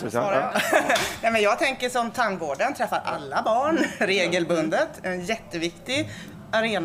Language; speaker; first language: Swedish; native; Swedish